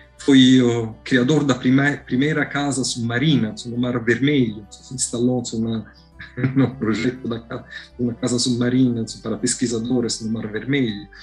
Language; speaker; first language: Portuguese; non-native, fluent; Italian